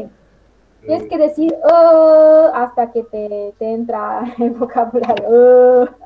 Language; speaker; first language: Spanish; non-native, fluent; Romanian